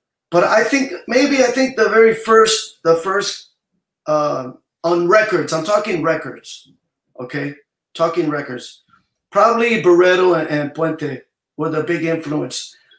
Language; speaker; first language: English; early bilingual, other home language; Spanish